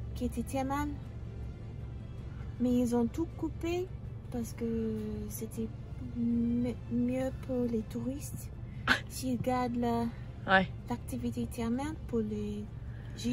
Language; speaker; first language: French; non-native, fluent; English